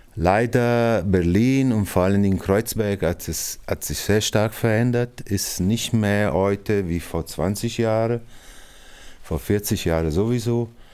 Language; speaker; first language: German; non-native, fluent; Italian